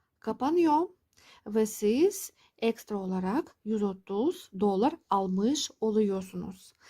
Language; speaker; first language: Turkish; non-native, fluent; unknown